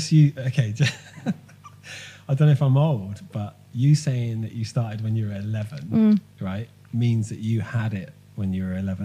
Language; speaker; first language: English; native; English